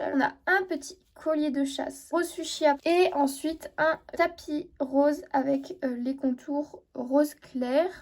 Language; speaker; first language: French; native; French